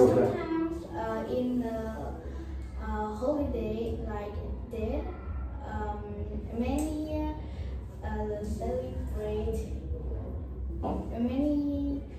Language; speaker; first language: English; non-native, learner; Vietnamese